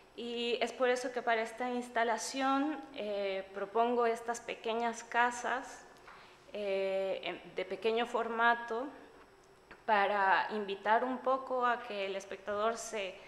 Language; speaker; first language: Spanish; native; Spanish